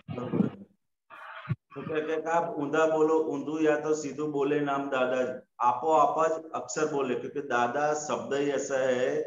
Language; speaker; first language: Hindi; non-native, local second language; Gujarati